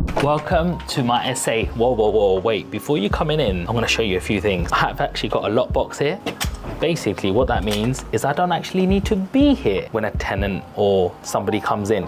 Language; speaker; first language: English; native; English